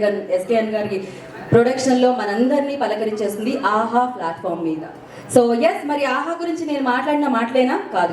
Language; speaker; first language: Telugu; native; Telugu